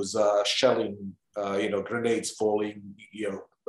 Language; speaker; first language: English; non-native, fluent; Bosnian